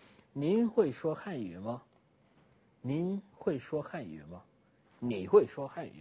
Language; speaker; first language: Chinese; non-native, fluent; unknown